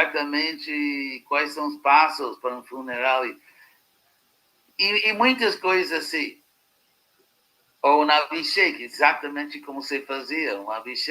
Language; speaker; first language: Portuguese; non-native, fluent; English